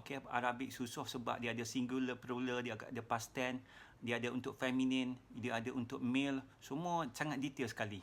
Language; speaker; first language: Malay; non-native, local second language; Min Nan Chinese